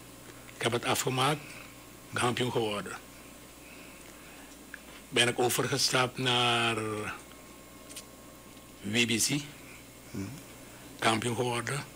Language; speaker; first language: Dutch; non-native, local second language; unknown